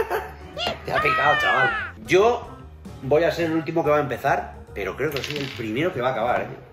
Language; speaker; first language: Spanish; native; Spanish